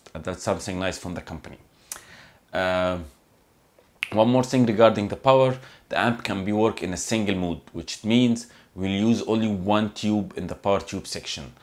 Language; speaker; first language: English; non-native, fluent; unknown